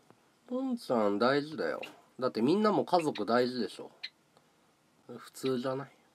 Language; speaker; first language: Japanese; native; Japanese